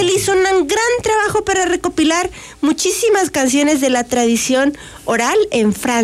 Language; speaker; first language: Spanish; native; Spanish